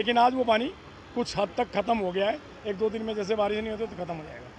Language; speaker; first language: Hindi; native; Hindi